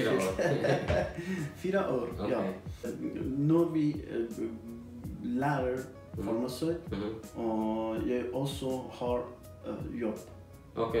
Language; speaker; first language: Norwegian; non-native, learner; Persian